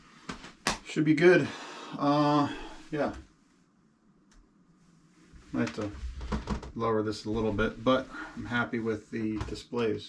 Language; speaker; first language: English; native; English